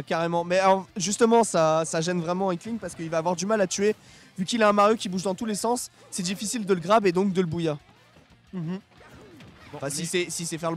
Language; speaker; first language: French; native; French